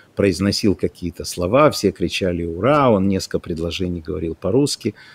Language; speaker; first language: Russian; non-native, local second language; Ukrainian